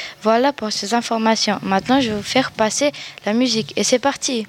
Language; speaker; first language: French; native; French